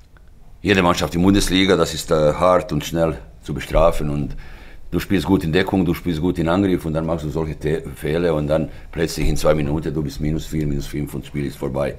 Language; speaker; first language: German; non-native, fluent; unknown